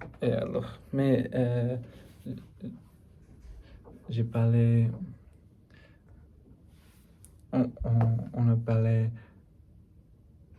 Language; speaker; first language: French; non-native, learner; English